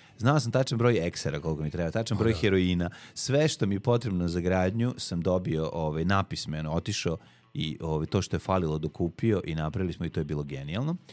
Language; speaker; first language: Serbian; native; Serbian